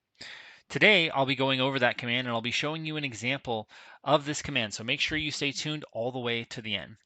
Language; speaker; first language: English; native; English